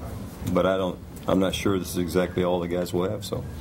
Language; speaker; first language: English; native; English